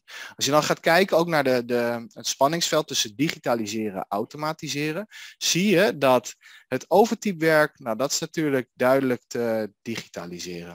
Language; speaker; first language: Dutch; native; Dutch